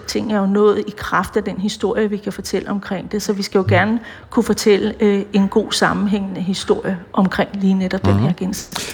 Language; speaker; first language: Danish; native; Danish